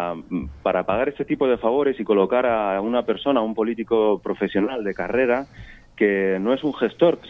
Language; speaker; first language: Spanish; native; Spanish